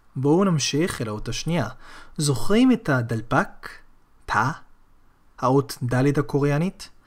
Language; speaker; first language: Hebrew; native; Hebrew